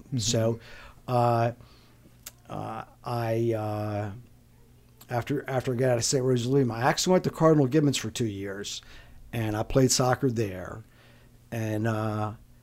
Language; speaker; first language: English; native; English